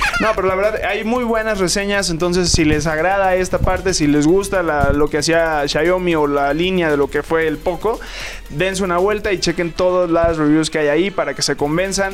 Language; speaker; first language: Spanish; native; Spanish